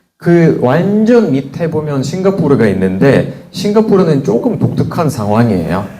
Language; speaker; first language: Korean; non-native, fluent; Russian